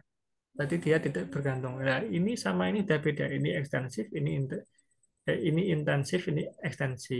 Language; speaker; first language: Indonesian; native; Indonesian